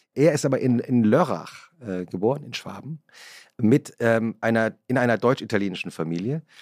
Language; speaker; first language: German; native; German